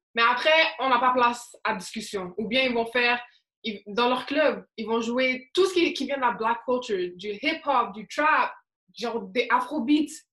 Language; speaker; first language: French; native; French